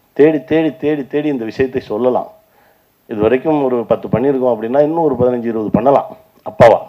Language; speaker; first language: Tamil; native; Tamil